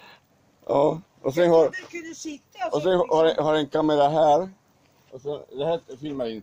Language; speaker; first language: Swedish; non-native, learner; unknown